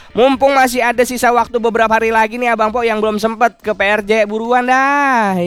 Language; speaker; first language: Indonesian; native; Indonesian